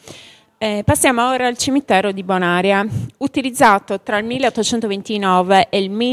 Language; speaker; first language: Italian; native; Italian